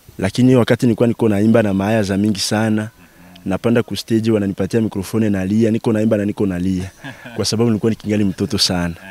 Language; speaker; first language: Swahili; non-native, local second language; Bembe